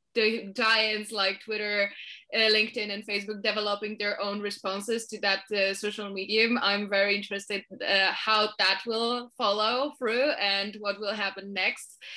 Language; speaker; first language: English; non-native, fluent; Polish